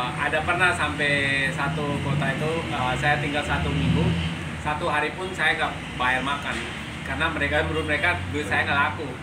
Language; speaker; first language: Indonesian; non-native, fluent; Urdu